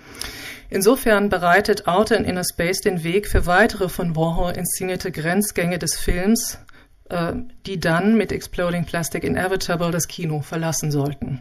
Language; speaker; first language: German; native; German